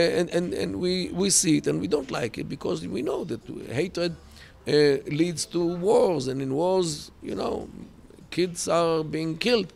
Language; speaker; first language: English; non-native, fluent; Hebrew